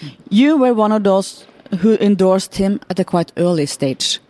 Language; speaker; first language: English; non-native, fluent; Norwegian